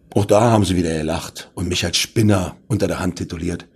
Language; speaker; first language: German; native; German